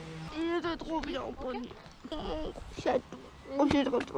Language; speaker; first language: French; native; French